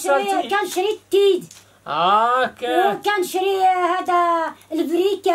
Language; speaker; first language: Arabic; non-native, local second language; Central Atlas Tamazight